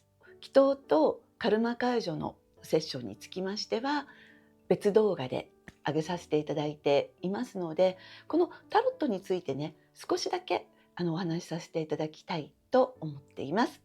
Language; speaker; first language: Japanese; native; Japanese